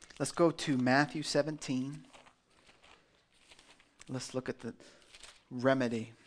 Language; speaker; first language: English; native; English